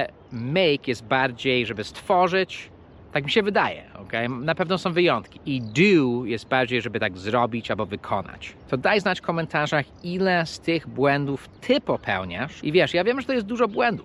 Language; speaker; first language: Polish; non-native, fluent; English